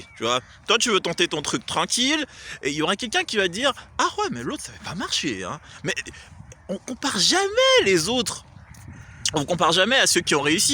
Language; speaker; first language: French; native; French